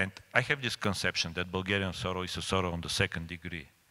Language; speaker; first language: English; non-native, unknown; Bulgarian